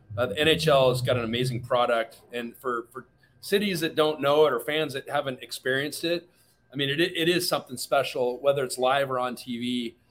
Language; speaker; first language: English; native; English